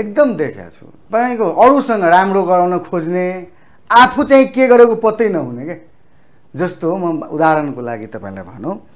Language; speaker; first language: Nepali; non-native, local second language; Maithili